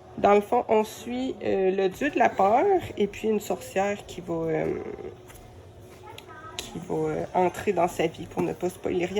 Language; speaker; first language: French; native; French